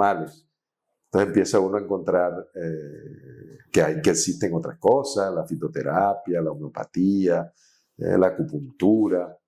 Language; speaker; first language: Spanish; native; Spanish